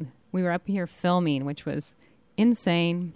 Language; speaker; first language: English; native; English